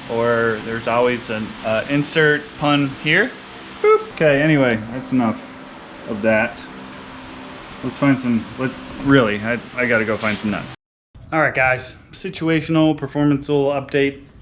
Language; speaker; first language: English; native; English